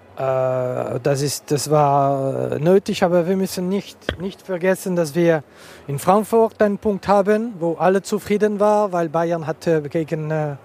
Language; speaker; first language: German; non-native, local second language; French